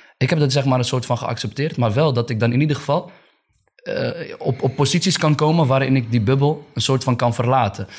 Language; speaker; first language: Dutch; early bilingual, other home language; Arabic